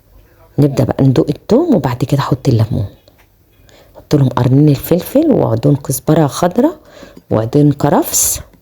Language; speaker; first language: Arabic; native; Arabic